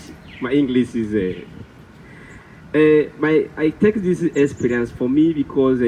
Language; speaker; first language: English; non-native, local second language; French